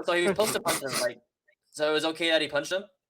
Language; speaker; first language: English; native; English